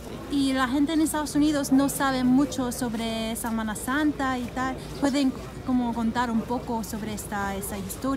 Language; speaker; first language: Spanish; non-native, learner; English